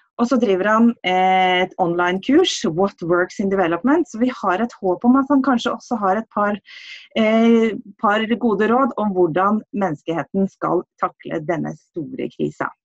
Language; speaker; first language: Norwegian; native; Norwegian